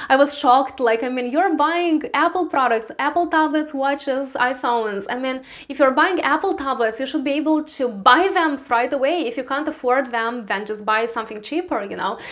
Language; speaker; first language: English; non-native, fluent; Romanian